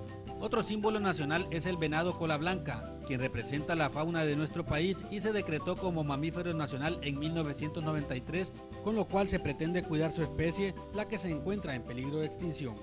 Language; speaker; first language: Spanish; native; Spanish